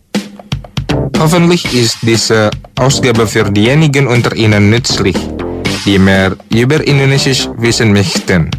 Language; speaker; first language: German; non-native, fluent; Indonesian